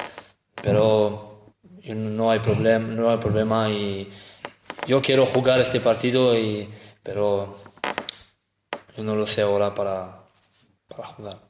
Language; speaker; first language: Spanish; non-native, learner; French